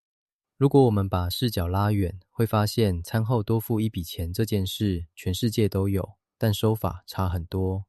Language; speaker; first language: Chinese; native; Chinese